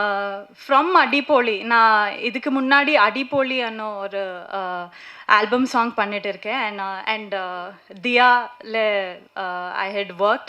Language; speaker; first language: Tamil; non-native, learner; Kannada